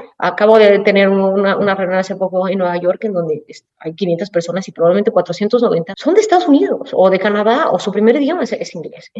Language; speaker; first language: Spanish; native; Spanish